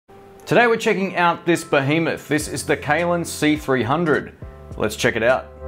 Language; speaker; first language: English; native; English